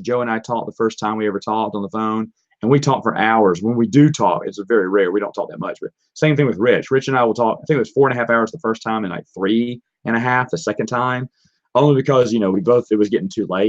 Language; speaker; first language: English; native; English